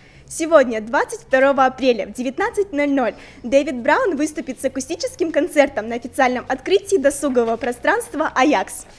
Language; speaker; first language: Russian; native; Russian